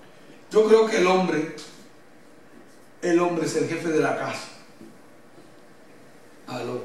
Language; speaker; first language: Spanish; native; Spanish